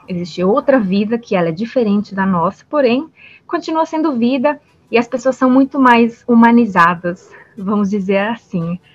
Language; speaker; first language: Portuguese; non-native, fluent; Spanish